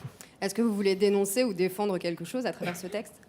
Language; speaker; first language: French; native; French